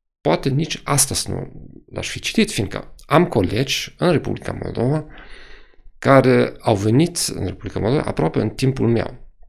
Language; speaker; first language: Romanian; non-native, fluent; German